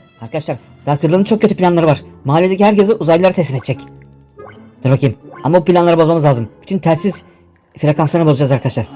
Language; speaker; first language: Turkish; native; Turkish